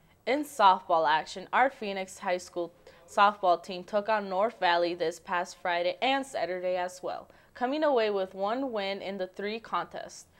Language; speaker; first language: English; early bilingual, other home language; Spanish